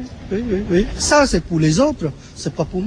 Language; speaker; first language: French; non-native, learner; Khmer